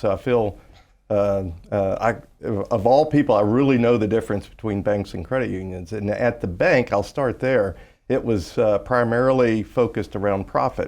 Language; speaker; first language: English; native; English